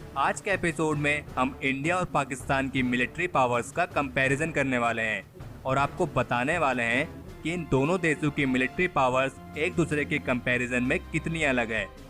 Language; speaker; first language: Hindi; native; Hindi